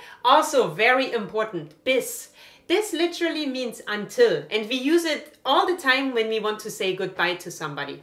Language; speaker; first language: English; non-native, fluent; German